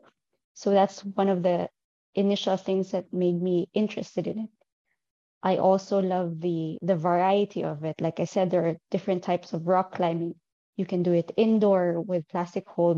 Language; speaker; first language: English; non-native, local second language; Filipino